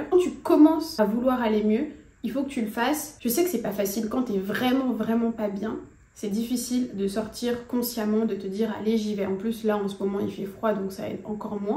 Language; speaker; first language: French; native; French